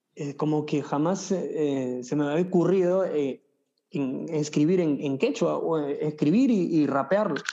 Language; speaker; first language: Spanish; native; Spanish